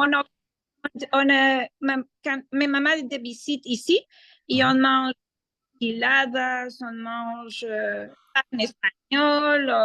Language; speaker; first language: French; non-native, learner; Spanish